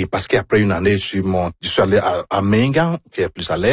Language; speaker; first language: French; non-native, fluent; Igbo